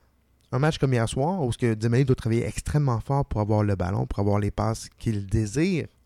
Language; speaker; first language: French; native; French